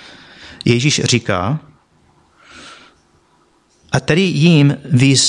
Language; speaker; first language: Czech; non-native, fluent; English